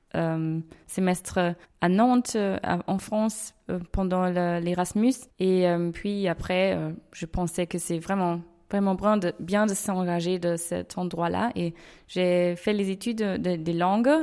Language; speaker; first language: French; non-native, fluent; German